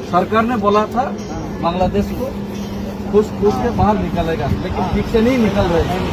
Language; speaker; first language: Hindi; non-native, local second language; Kok Borok